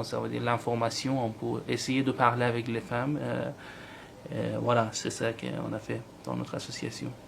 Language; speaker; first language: French; non-native, learner; Persian